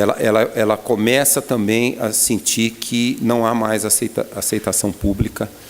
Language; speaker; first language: Portuguese; native; Portuguese